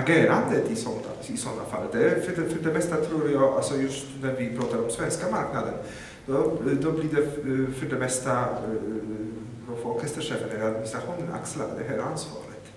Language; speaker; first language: Swedish; non-native, fluent; Polish